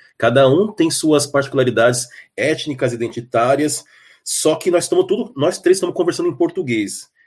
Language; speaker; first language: Portuguese; native; Portuguese